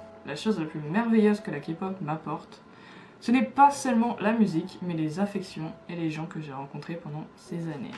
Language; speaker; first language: French; native; French